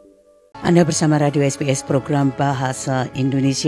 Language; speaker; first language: Indonesian; native; Indonesian